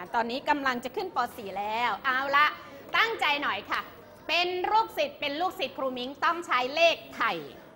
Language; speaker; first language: Thai; native; Thai